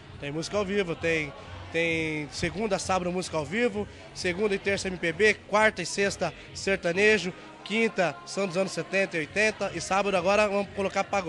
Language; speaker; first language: Portuguese; native; Portuguese